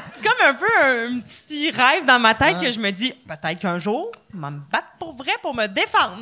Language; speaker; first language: French; native; French